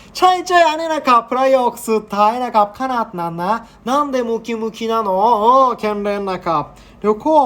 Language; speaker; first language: Thai; non-native, learner; Japanese